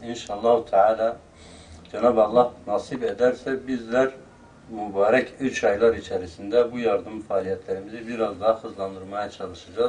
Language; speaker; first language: Turkish; native; Turkish